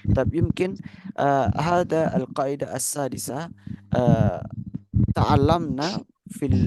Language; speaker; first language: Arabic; non-native, fluent; Indonesian